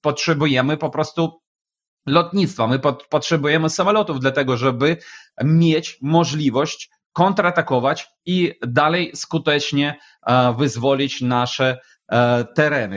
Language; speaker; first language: Polish; non-native, fluent; Ukrainian